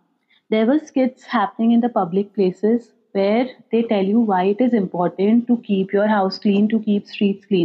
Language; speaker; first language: English; non-native, local second language; Hindi